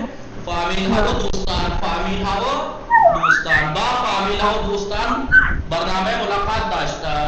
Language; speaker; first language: Persian; non-native, fluent; Urdu